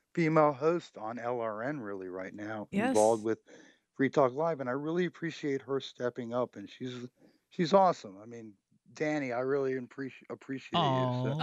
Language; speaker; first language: English; native; English